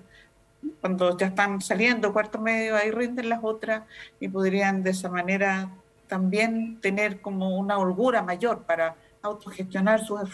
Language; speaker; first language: Spanish; native; Spanish